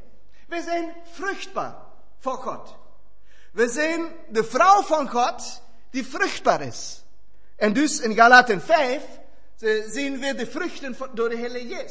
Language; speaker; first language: Dutch; non-native, fluent; German